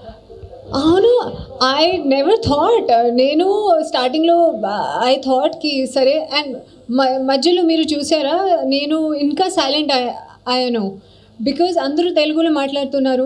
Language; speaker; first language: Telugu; non-native, learner; Hindi